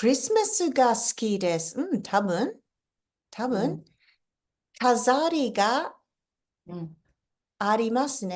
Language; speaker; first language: Japanese; non-native, fluent; English